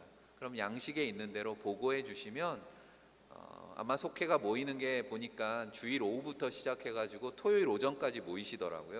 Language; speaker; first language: Korean; native; Korean